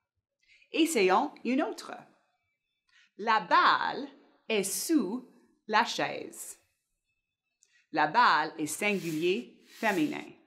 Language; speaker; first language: French; non-native, fluent; English